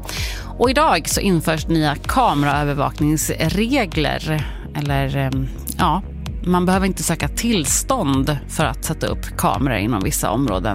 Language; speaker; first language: Swedish; native; Swedish